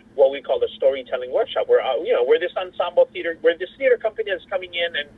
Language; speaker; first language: English; native; English